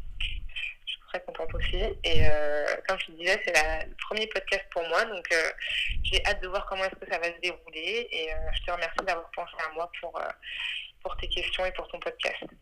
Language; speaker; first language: French; early bilingual, other home language; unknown